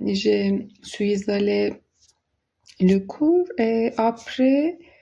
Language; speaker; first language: French; non-native, learner; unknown